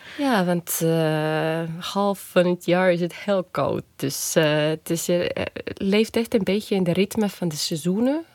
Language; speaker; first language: Dutch; non-native, fluent; Estonian